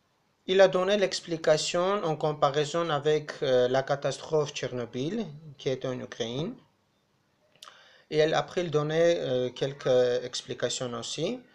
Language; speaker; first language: French; non-native, fluent; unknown